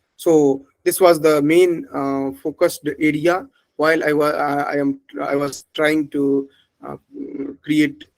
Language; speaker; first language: English; non-native, local second language; Hindi